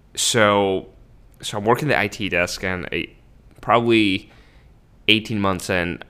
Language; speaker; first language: English; early bilingual, other home language; Spanish